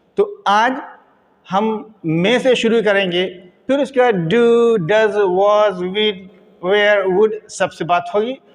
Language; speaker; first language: Hindi; native; Hindi